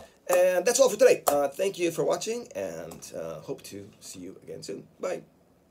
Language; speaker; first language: English; native; English